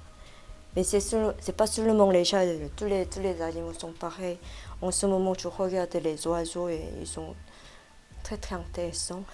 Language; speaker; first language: French; non-native, fluent; Korean